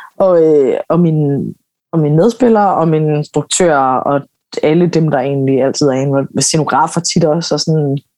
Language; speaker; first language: Danish; native; Danish